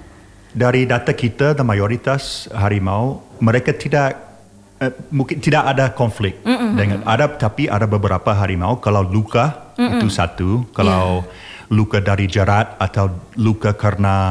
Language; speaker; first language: Indonesian; non-native, learner; English